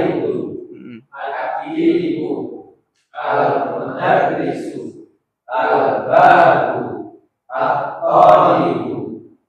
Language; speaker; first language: Arabic; non-native, learner; Indonesian